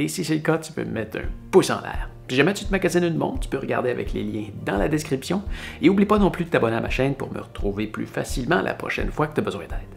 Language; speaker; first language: French; native; French